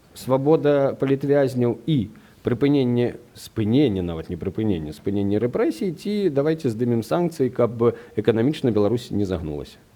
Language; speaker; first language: Belarusian; non-native, local second language; Russian